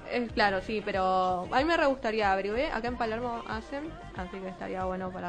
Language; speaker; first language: Spanish; native; Spanish